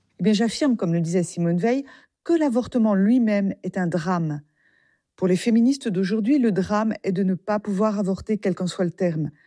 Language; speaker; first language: French; native; French